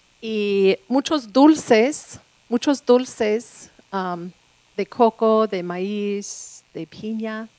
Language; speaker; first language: Spanish; non-native, fluent; English